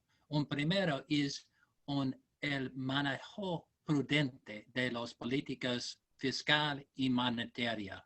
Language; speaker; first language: Spanish; non-native, learner; English